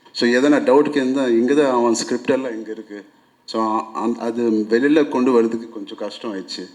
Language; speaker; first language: Tamil; non-native, local second language; Telugu